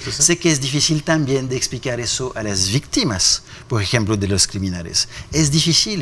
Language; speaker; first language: Spanish; non-native, fluent; French